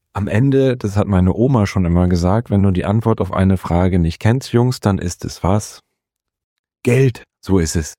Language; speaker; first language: German; native; German